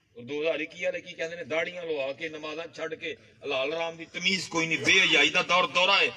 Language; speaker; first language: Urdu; non-native, local second language; Punjabi